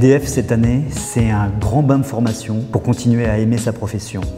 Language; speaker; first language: French; native; French